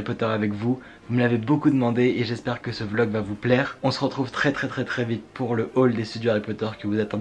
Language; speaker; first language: French; native; French